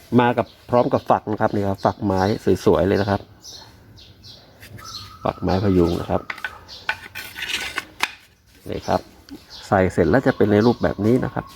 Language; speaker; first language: Thai; native; Thai